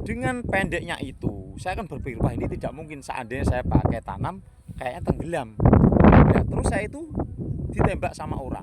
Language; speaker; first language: Indonesian; non-native, local second language; Javanese